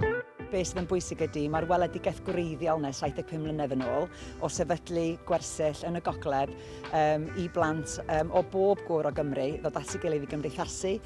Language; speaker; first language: Welsh; native; Welsh